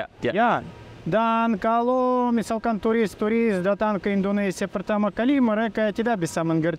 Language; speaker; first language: Indonesian; non-native, learner; Russian